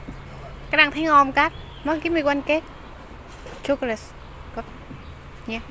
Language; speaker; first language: Vietnamese; native; Vietnamese